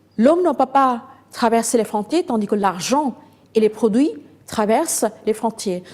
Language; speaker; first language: French; non-native, fluent; Bangla